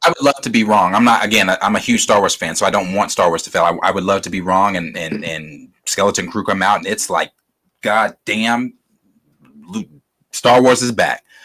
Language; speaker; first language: English; native; English